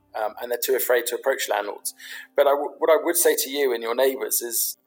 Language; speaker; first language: English; native; English